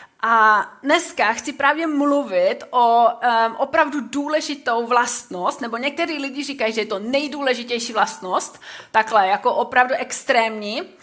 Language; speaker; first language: Czech; non-native, fluent; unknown